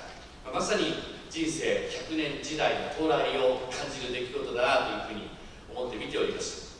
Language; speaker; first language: Japanese; native; Japanese